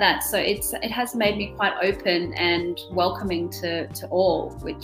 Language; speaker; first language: English; non-native, local second language; German